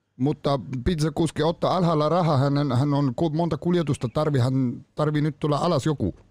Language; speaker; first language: Finnish; native; Finnish